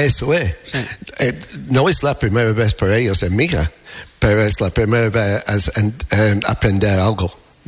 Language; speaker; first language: Spanish; non-native, learner; English